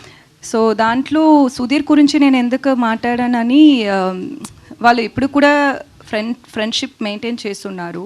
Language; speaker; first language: Telugu; non-native, learner; Tamil